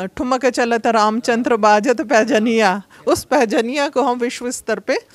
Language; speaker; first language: Hindi; native; Hindi